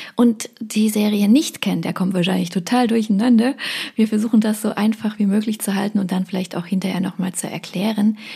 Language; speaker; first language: German; native; German